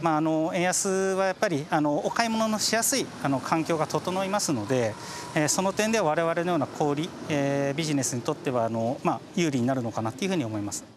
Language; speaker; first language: Japanese; native; Japanese